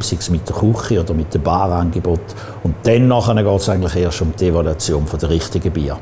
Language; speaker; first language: German; native; German